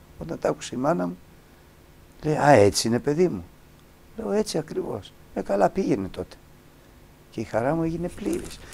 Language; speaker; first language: Greek; native; Greek